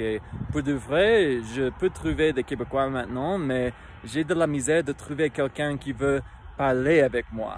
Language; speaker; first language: French; non-native, fluent; English